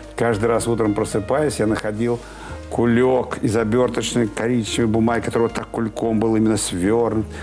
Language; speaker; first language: Russian; native; Russian